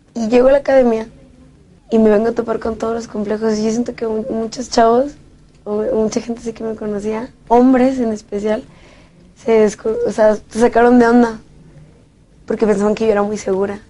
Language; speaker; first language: Spanish; native; Spanish